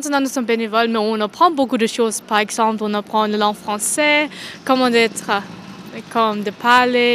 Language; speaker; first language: French; non-native, learner; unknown